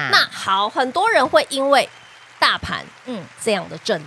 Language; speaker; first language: Chinese; native; Chinese